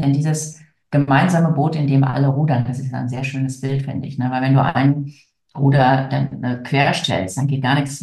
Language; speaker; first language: German; native; German